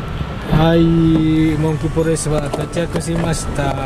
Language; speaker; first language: Japanese; non-native, learner; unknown